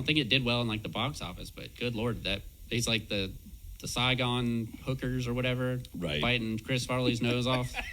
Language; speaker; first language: English; native; English